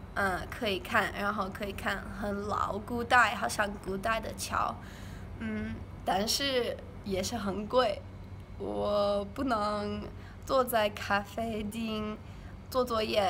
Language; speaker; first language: Chinese; non-native, learner; English